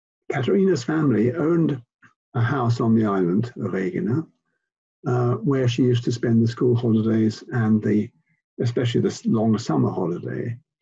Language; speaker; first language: English; native; English